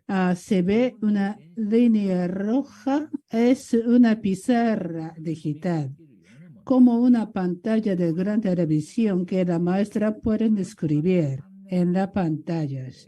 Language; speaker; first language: Spanish; non-native, learner; Japanese